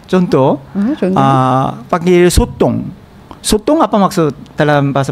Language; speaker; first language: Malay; non-native, learner; Korean